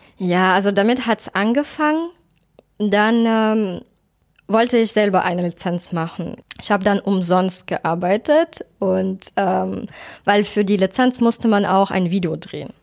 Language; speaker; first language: German; non-native, fluent; Russian